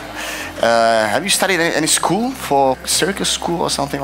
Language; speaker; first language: English; non-native, learner; Czech